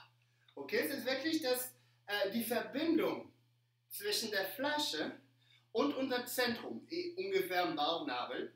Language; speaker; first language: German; non-native, fluent; French